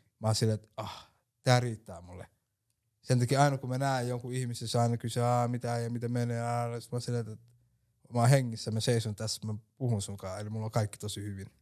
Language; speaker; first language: Finnish; early bilingual, other home language; Somali